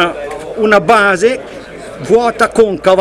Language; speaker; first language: Italian; native; Italian